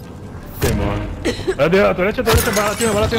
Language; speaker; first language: Spanish; early bilingual, heritage; English